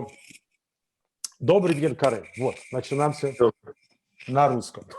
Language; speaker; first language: Russian; non-native, fluent; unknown